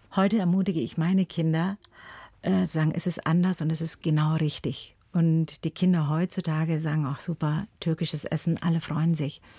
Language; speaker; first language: German; early bilingual, other home language; Turkish